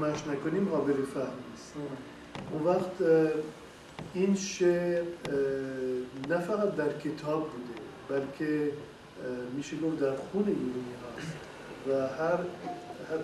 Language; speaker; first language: Persian; non-native, fluent; French